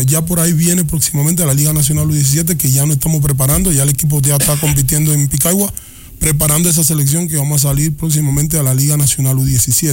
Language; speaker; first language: Spanish; native; Spanish